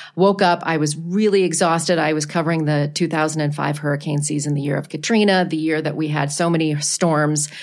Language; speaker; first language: English; native; English